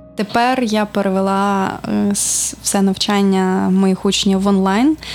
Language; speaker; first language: Ukrainian; non-native, local second language; Russian